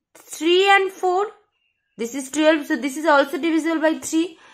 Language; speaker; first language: English; non-native, local second language; Bangla